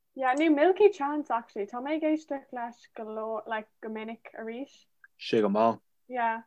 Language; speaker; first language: Irish; non-native, local second language; English